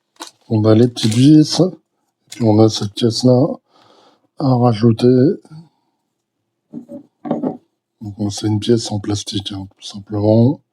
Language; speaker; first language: French; native; French